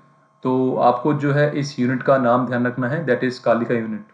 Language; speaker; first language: Hindi; native; Hindi